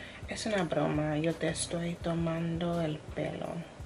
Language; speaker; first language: Spanish; non-native, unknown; English